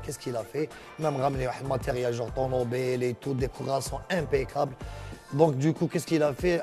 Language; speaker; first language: French; non-native, local second language; Arabic